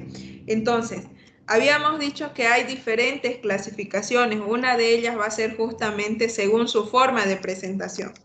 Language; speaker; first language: Spanish; native; Spanish